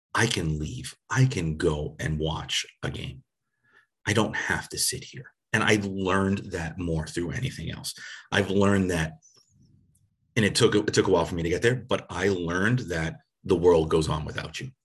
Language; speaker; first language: English; native; English